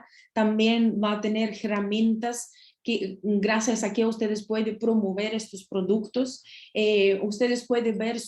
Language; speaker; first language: Spanish; non-native, learner; Russian